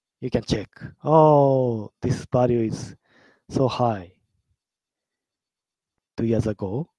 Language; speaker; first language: English; non-native, learner; Japanese